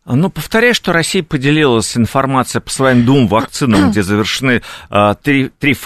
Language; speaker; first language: Russian; native; Russian